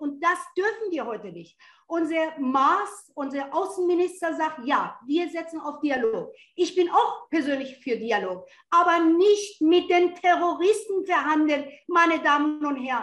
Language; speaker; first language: German; non-native, fluent; Persian